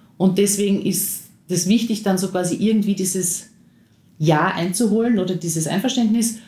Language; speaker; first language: German; native; German